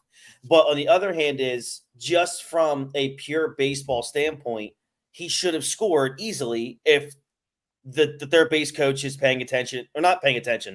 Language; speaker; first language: English; native; English